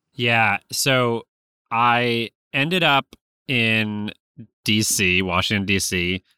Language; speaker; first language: English; native; English